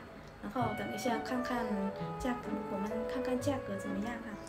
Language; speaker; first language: Chinese; non-native, fluent; Vietnamese